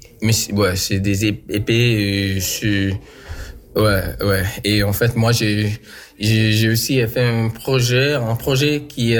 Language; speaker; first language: French; non-native, learner; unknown